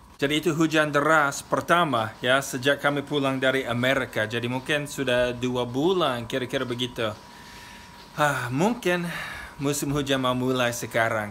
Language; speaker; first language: Indonesian; non-native, fluent; English